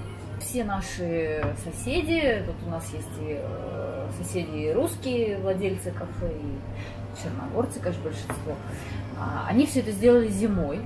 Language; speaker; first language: Russian; native; Russian